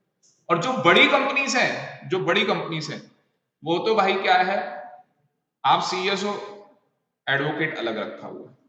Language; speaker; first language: Hindi; native; Hindi